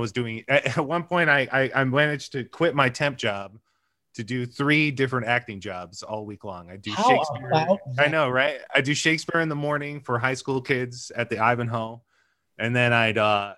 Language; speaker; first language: English; native; English